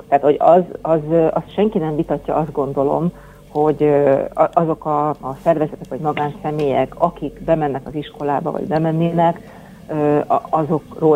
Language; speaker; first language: Hungarian; native; Hungarian